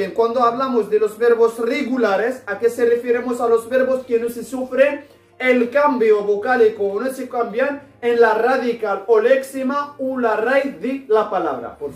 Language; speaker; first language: Spanish; non-native, fluent; Arabic